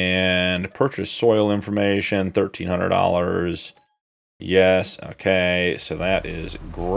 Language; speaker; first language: English; native; English